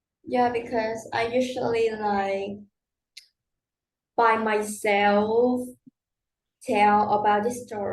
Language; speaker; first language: English; non-native, learner; Vietnamese